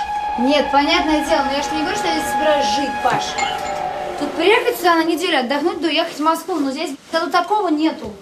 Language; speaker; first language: Russian; native; Russian